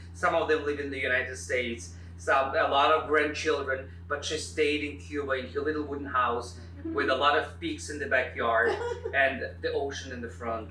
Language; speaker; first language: English; non-native, fluent; Russian